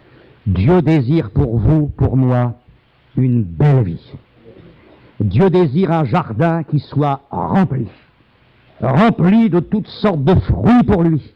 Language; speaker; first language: French; native; French